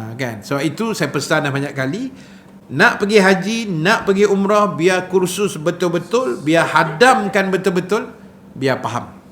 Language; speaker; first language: Malay; native; Malay